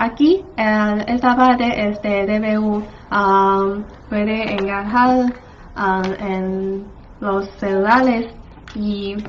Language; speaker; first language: Spanish; non-native, learner; Chinese